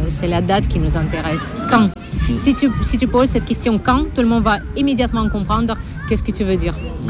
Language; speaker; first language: French; non-native, fluent; Russian